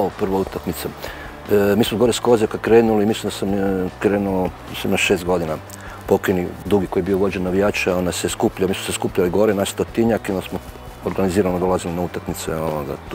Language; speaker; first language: Croatian; native; Croatian